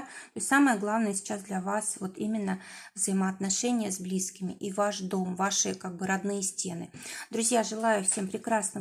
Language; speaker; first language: Russian; native; Russian